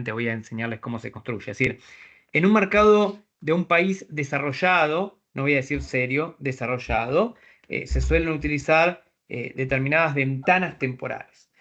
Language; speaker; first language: Spanish; native; Spanish